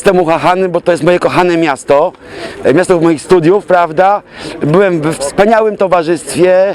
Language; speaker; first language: Polish; native; Polish